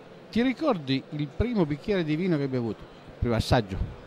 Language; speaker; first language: Italian; native; Italian